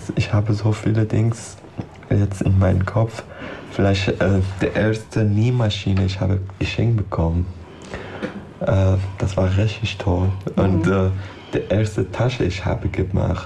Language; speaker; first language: German; non-native, learner; Persian